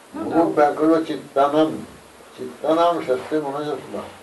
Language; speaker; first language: Russian; non-native, learner; Bangla